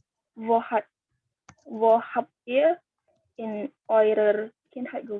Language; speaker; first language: German; non-native, learner; Indonesian